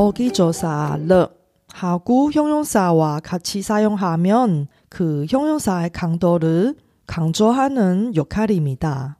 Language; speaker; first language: Korean; non-native, local second language; Chinese